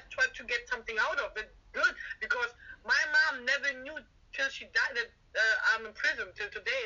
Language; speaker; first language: English; non-native, fluent; German